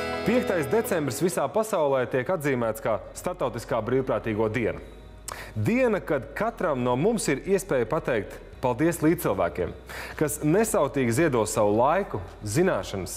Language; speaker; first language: Latvian; native; Latvian